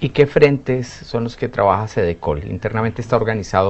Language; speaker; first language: Spanish; native; Spanish